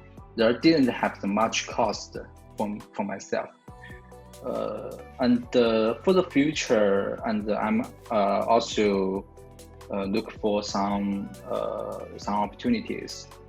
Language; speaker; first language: English; non-native, learner; Chinese